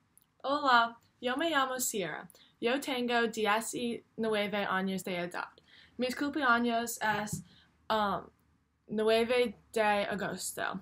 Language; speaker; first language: Spanish; non-native, learner; English